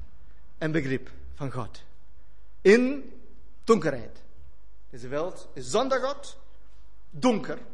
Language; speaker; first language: Dutch; non-native, fluent; German